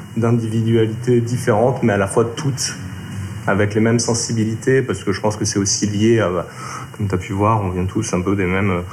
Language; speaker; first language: French; native; French